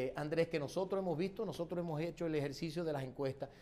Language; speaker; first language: Spanish; early bilingual, heritage; Spanish